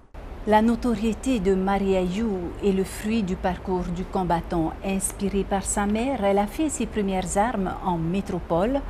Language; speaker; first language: French; native; French